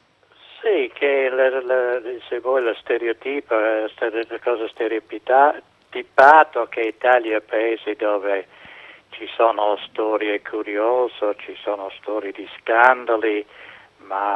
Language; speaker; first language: Italian; non-native, fluent; English